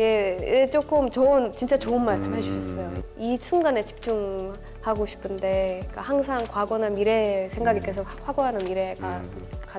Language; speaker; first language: Korean; non-native, fluent; Estonian